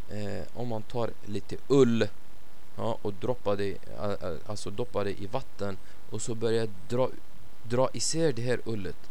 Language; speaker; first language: Swedish; non-native, fluent; Arabic